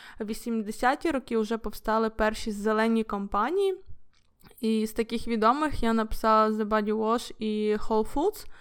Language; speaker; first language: Ukrainian; non-native, local second language; Russian